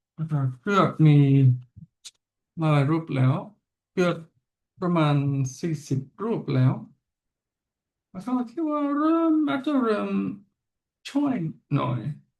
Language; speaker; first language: Thai; non-native, learner; English